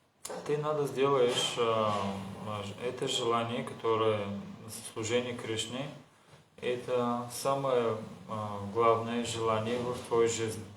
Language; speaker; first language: Russian; non-native, learner; Bulgarian